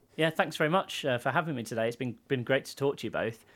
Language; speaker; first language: English; native; English